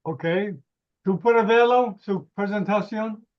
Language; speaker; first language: Spanish; non-native, learner; English